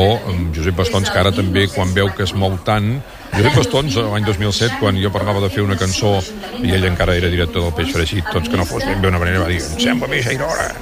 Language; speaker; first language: Catalan; native; Catalan